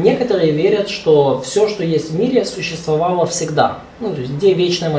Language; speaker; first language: Russian; native; Russian